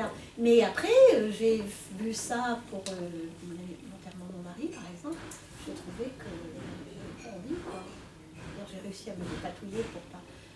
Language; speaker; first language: French; native; French